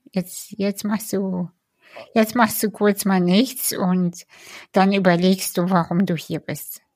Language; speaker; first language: German; early bilingual, other home language; Russian